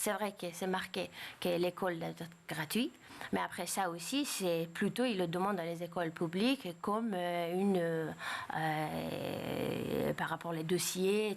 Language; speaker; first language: French; non-native, fluent; Persian